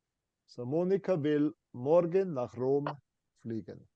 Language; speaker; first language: German; non-native, fluent; English